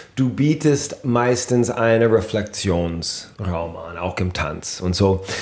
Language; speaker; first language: German; non-native, fluent; English